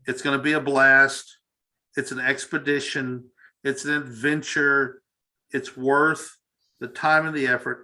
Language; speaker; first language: English; native; English